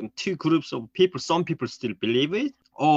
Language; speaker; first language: English; non-native, fluent; Korean